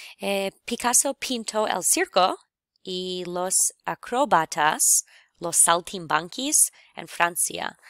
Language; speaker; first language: Spanish; non-native, fluent; English